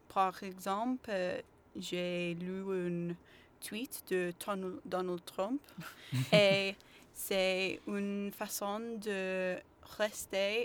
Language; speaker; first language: French; non-native, learner; English